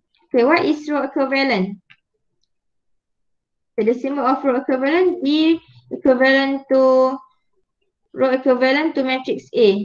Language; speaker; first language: English; non-native, local second language; Malay